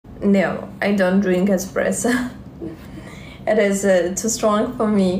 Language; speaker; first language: English; non-native, learner; Russian